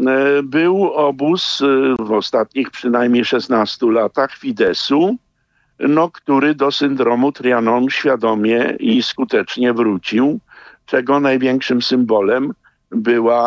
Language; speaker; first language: Polish; native; Polish